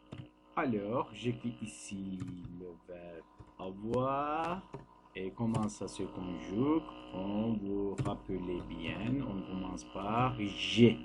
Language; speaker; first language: French; non-native, learner; Turkish